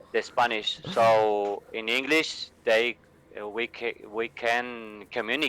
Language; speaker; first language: English; non-native, learner; Spanish